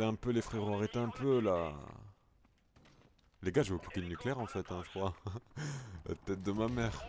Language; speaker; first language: French; native; French